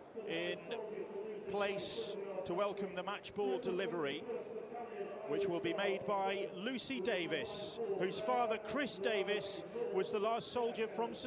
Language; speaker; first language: English; native; English